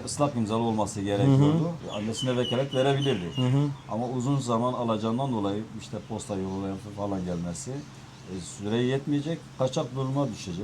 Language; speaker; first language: Turkish; native; Turkish